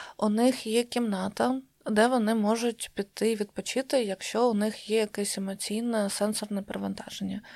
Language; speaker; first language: Ukrainian; non-native, local second language; Russian